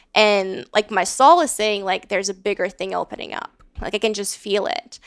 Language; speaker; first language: English; non-native, fluent; Latvian